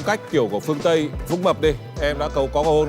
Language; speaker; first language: Vietnamese; native; Vietnamese